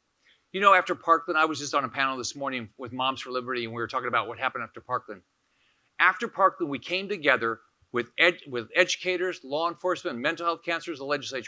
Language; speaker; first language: English; native; English